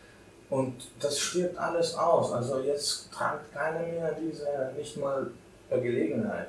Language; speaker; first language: German; non-native, fluent; Albanian